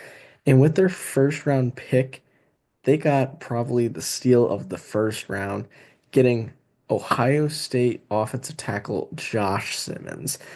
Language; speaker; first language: English; native; English